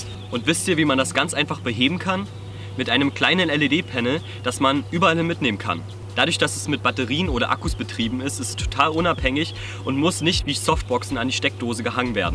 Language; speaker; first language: German; native; German